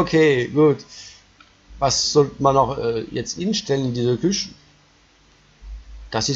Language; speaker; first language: German; non-native, fluent; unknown